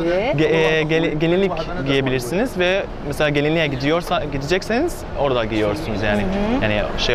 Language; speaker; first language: Turkish; non-native, learner; Arabic